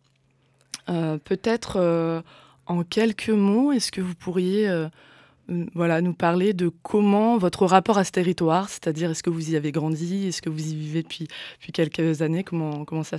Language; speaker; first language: French; native; French